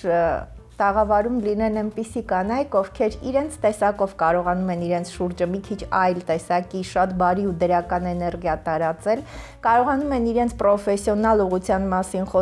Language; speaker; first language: Armenian; native; Armenian